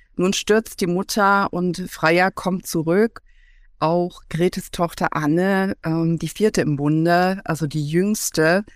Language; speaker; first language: German; native; German